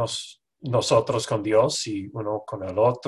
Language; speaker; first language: Spanish; non-native, fluent; English